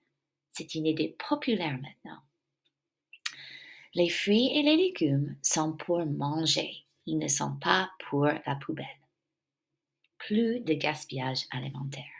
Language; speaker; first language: French; non-native, fluent; English